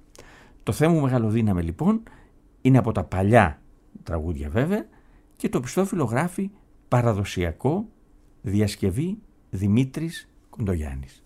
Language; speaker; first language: Greek; native; Greek